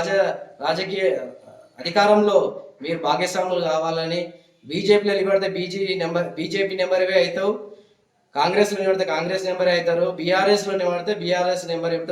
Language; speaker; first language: Telugu; native; Telugu